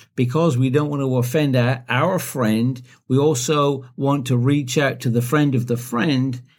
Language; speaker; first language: English; native; English